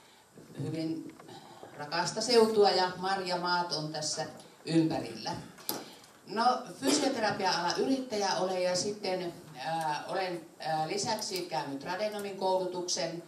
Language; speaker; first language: Finnish; native; Finnish